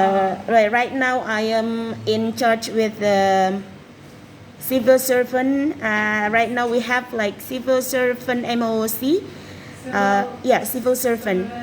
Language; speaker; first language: English; non-native, fluent; Indonesian